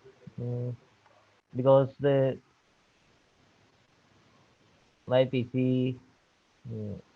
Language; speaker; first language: English; non-native, learner; Urdu